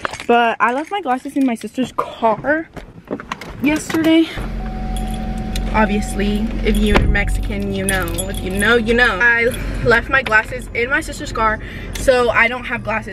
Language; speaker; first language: English; early bilingual, other home language; Spanish